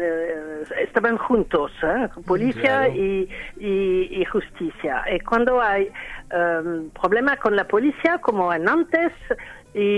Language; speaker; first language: Spanish; non-native, learner; French